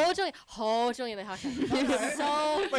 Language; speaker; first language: Cantonese; early bilingual, heritage; English